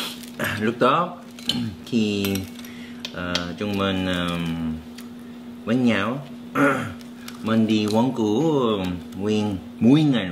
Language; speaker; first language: Vietnamese; non-native, learner; Korean